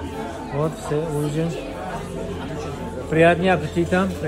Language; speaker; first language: Russian; non-native, learner; Tajik